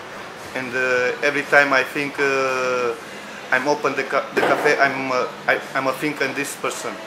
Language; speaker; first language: English; non-native, learner; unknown